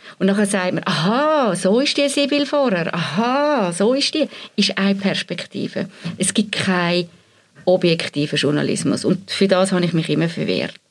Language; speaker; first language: German; native; German